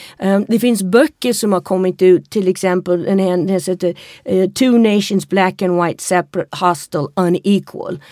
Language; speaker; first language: Swedish; non-native, fluent; English